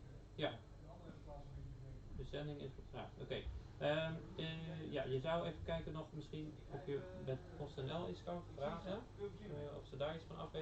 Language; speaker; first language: Dutch; native; Dutch